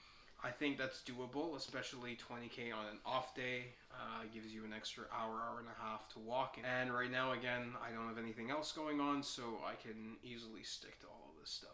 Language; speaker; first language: English; native; English